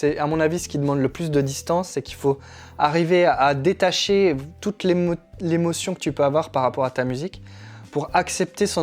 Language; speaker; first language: French; native; French